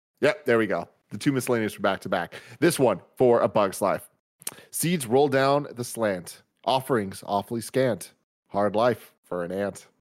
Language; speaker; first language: English; native; English